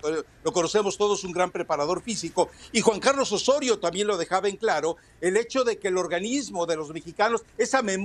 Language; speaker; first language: Spanish; native; Spanish